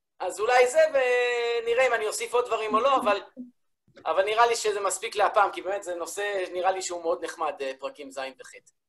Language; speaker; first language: Hebrew; early bilingual, other home language; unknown